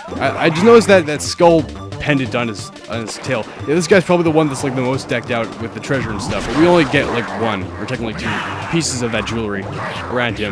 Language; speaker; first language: English; native; English